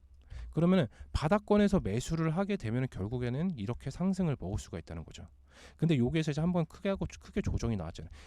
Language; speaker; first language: Korean; native; Korean